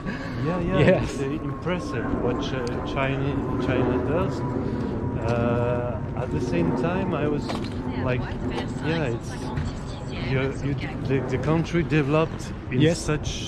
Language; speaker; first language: English; non-native, fluent; French